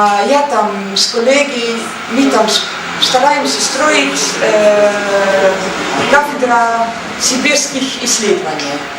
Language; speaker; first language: Russian; non-native, learner; Dutch